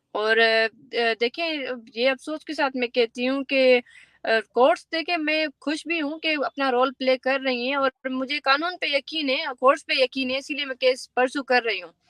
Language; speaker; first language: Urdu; non-native, local second language; Sindhi